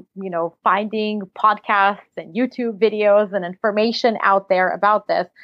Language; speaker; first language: English; early bilingual, other home language; Russian